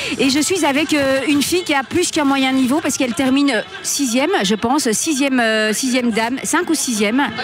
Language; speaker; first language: French; native; French